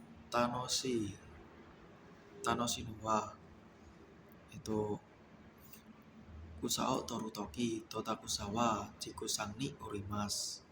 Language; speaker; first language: Japanese; non-native, learner; Indonesian